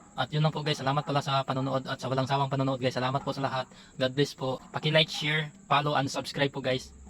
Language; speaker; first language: Filipino; non-native, local second language; Cebuano